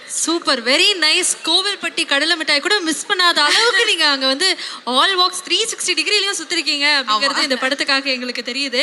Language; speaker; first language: Tamil; native; Tamil